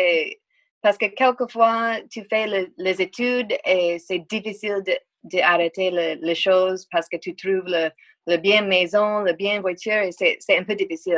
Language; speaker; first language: French; non-native, learner; English